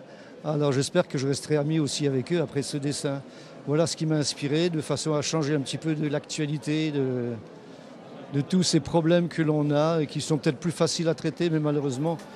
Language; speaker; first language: French; native; French